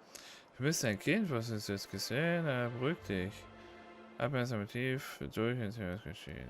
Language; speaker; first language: German; native; German